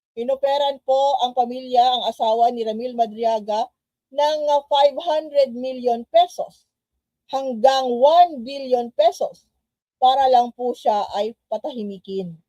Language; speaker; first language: Filipino; non-native, local second language; Cebuano